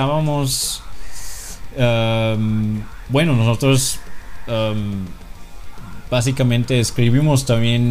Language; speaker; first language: Spanish; non-native, fluent; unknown